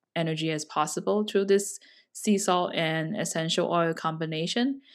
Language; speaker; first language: English; non-native, local second language; Chinese